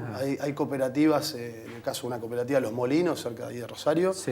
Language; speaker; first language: Spanish; native; Spanish